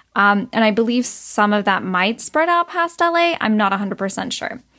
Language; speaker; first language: English; native; English